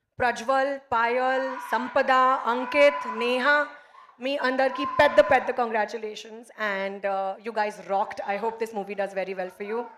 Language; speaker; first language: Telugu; non-native, local second language; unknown